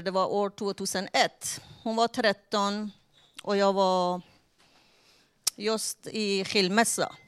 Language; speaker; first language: Swedish; non-native, fluent; Persian